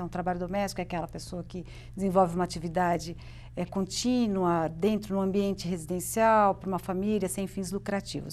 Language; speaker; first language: Portuguese; native; Portuguese